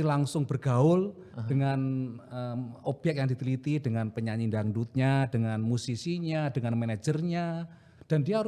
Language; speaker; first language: Indonesian; native; Indonesian